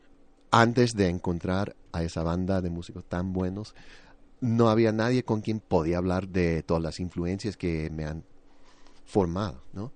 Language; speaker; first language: Spanish; early bilingual, other home language; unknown